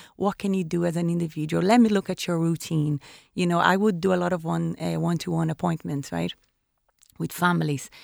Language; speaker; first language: English; non-native, fluent; Portuguese